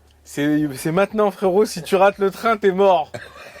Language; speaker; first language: French; native; French